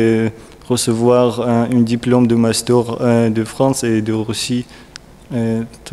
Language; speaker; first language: French; non-native, learner; Russian